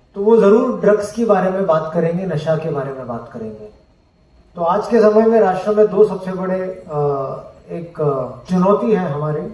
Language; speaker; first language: Hindi; non-native, local second language; Marathi